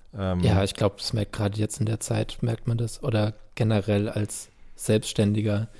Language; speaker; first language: German; native; German